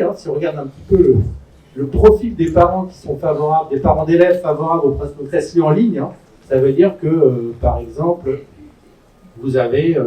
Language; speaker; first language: French; native; French